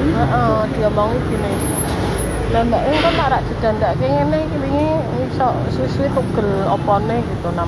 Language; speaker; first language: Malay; non-native, local second language; Javanese